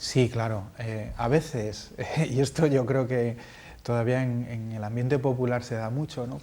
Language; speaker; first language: Spanish; native; Spanish